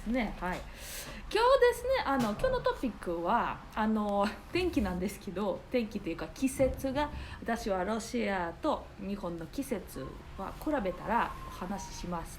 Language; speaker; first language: Japanese; non-native, learner; Russian